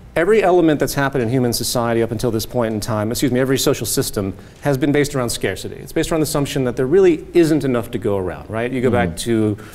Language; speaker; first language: English; native; English